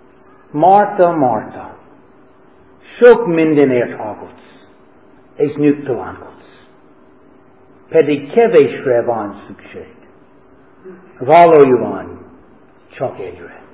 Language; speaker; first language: Hungarian; non-native, learner; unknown